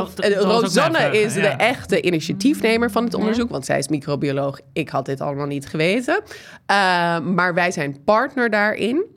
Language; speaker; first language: Dutch; non-native, fluent; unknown